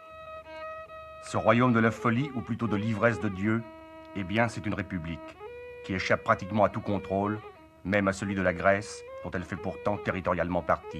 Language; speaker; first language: French; native; French